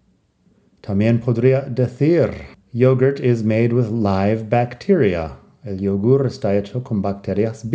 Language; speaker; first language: Spanish; non-native, fluent; English